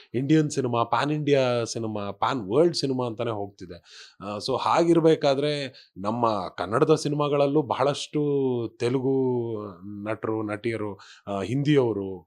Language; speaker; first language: Kannada; non-native, local second language; Kodava